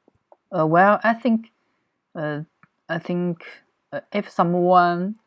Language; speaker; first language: English; non-native, learner; Chinese